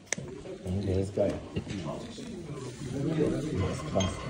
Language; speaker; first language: German; native; German